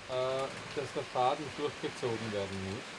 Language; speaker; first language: German; native; German